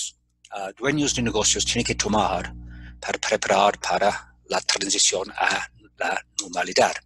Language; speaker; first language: Spanish; non-native, fluent; English